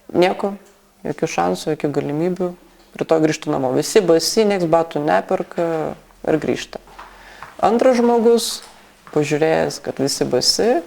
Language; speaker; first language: Lithuanian; non-native, local second language; Polish